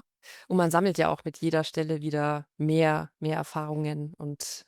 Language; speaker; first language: German; native; German